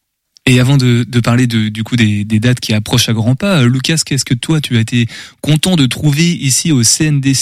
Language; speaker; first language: French; native; French